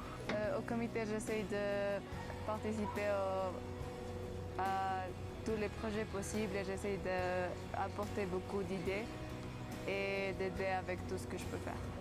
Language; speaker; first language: French; non-native, fluent; Spanish